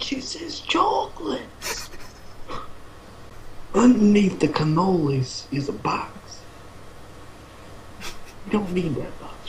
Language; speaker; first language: English; native; English